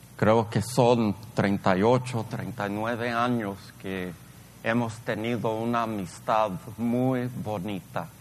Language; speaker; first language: Spanish; early bilingual, heritage; Spanish